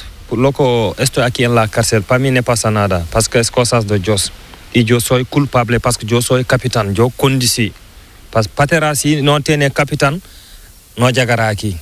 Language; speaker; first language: Spanish; non-native, learner; Fula